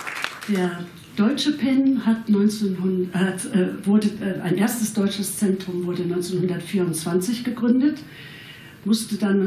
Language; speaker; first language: German; native; German